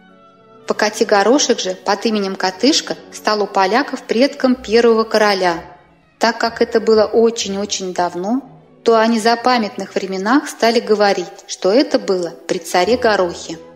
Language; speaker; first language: Russian; native; Russian